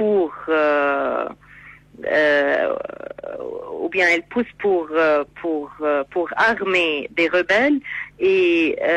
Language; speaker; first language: French; non-native, fluent; Arabic